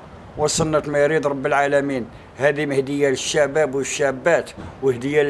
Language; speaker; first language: Arabic; native; Arabic